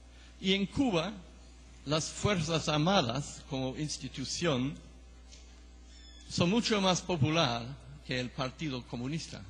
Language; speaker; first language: Spanish; non-native, fluent; English